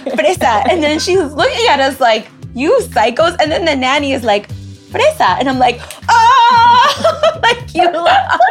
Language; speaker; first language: English; early bilingual, other home language; Spanish